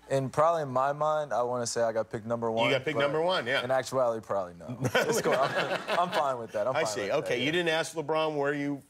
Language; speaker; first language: English; native; English